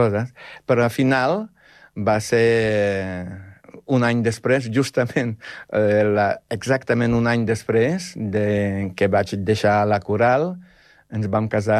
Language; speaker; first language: Catalan; non-native, fluent; Polish